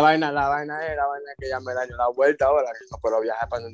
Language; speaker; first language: Spanish; early bilingual, heritage; Spanish